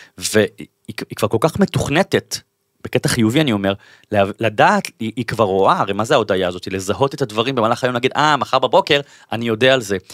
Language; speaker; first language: Hebrew; native; Hebrew